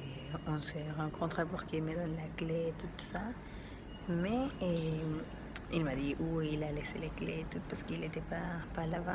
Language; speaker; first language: French; non-native, learner; Spanish